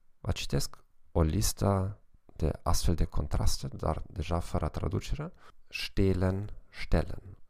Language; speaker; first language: Romanian; non-native, fluent; German